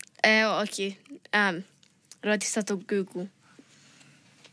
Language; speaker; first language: Greek; early bilingual, heritage; English